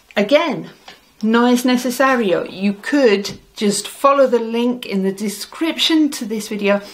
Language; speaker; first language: English; native; English